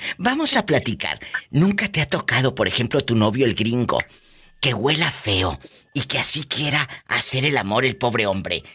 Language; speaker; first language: Spanish; native; Spanish